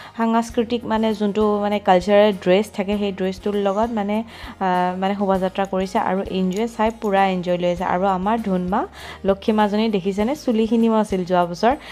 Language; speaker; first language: Assamese; non-native, local second language; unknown